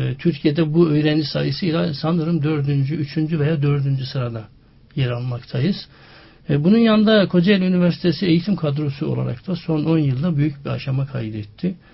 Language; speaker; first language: Turkish; native; Turkish